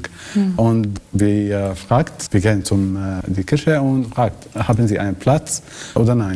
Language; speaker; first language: German; non-native, learner; Arabic